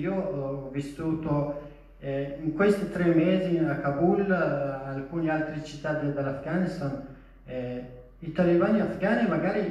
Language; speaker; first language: Italian; non-native, fluent; Persian